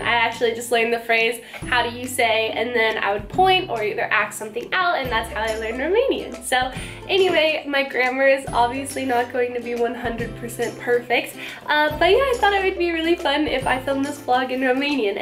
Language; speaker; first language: English; early bilingual, other home language; Romanian